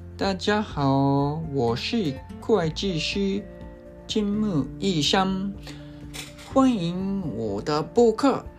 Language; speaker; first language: Chinese; non-native, fluent; Japanese